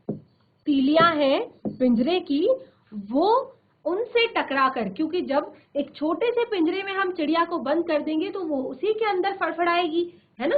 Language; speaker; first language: Hindi; native; Hindi